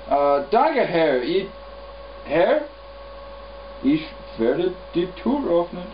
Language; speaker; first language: German; non-native, learner; English